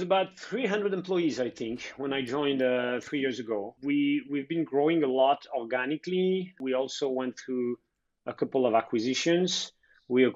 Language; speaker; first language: English; non-native, fluent; French